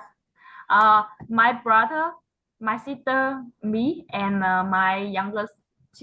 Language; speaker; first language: English; non-native, learner; Vietnamese